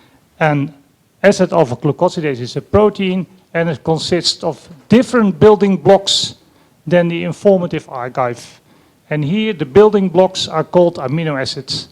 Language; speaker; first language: English; non-native, fluent; Dutch